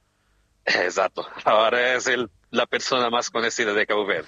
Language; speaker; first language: Spanish; non-native, fluent; Portuguese